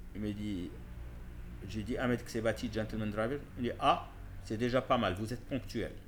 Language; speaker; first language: French; non-native, local second language; Arabic